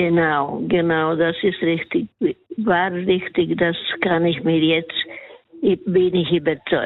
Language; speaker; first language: German; non-native, learner; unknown